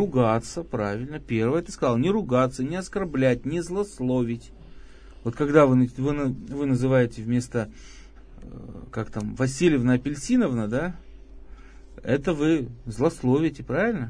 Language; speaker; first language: Russian; native; Russian